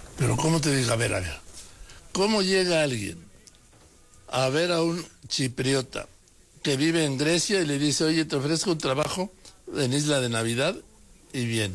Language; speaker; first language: Spanish; native; Spanish